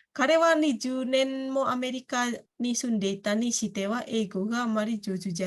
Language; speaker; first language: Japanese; non-native, fluent; Indonesian